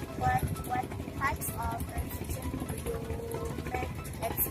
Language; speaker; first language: English; non-native, learner; Indonesian